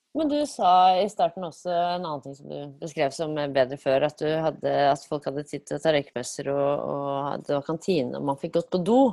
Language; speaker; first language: Norwegian; native; Norwegian